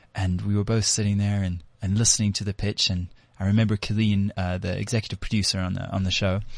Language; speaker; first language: English; native; English